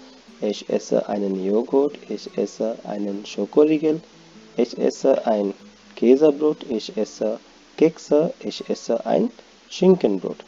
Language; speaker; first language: German; non-native, fluent; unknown